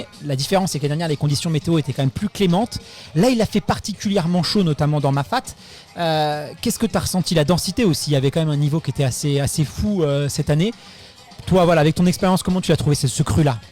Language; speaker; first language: French; native; French